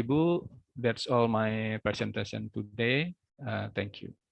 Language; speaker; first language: English; non-native, local second language; Indonesian